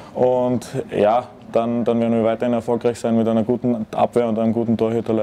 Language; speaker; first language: German; native; German